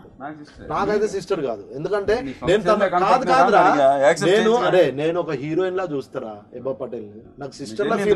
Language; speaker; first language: Telugu; native; Telugu